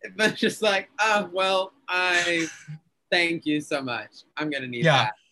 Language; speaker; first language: English; early bilingual, other home language; Spanish